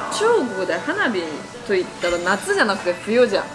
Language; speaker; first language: Japanese; non-native, fluent; Chinese